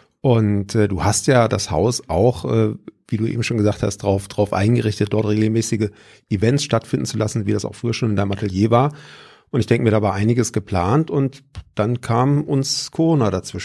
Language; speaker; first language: German; native; German